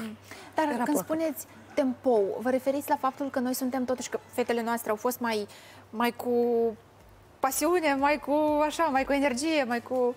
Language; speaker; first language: Romanian; native; Romanian